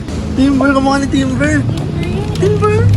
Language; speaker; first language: English; non-native, local second language; Filipino